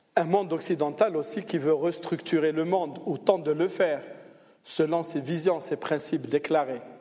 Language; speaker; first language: French; non-native, local second language; Arabic